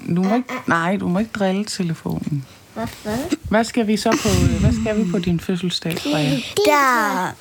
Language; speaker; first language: Danish; native; Danish